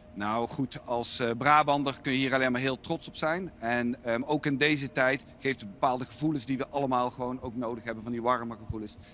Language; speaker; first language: Dutch; native; Dutch